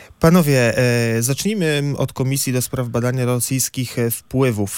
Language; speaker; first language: Polish; native; Polish